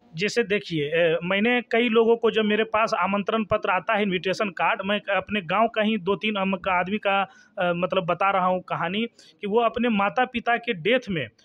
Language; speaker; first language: Hindi; native; Hindi